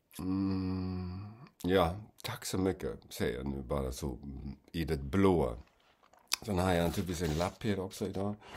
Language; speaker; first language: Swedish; non-native, fluent; German